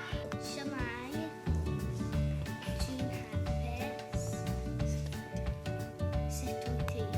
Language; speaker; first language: Welsh; non-native, learner; English